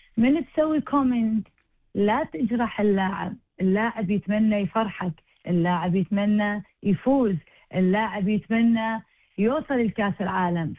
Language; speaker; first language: Arabic; early bilingual, heritage; Arabic